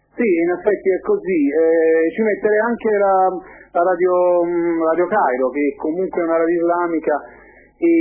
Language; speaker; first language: Italian; native; Italian